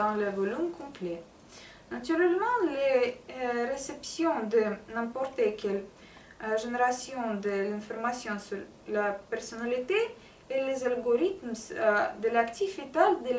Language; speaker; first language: French; non-native, learner; Russian